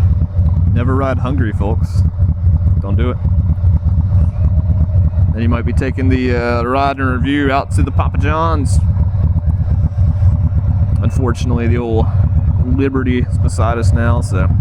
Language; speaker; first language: English; native; English